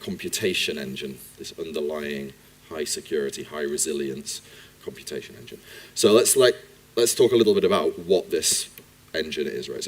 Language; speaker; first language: English; native; English